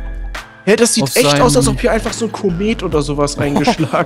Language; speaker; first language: German; native; German